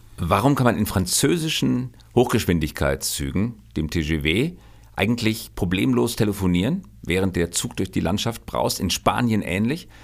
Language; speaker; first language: German; native; German